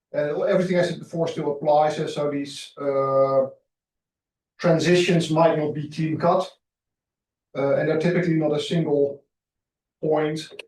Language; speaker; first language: English; non-native, fluent; Dutch